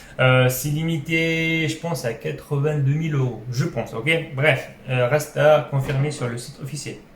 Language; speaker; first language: French; non-native, local second language; Arabic